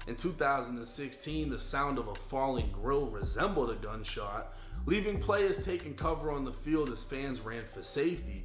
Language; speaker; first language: English; native; English